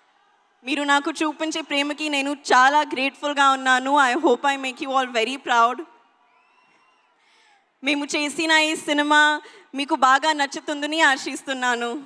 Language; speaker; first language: Telugu; non-native, local second language; Hindi